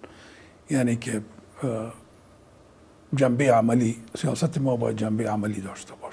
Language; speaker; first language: Persian; native; Persian